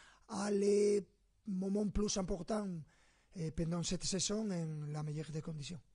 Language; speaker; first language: French; non-native, fluent; Spanish